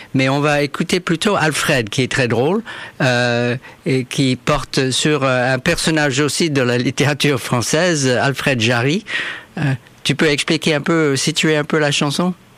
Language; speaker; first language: French; native; French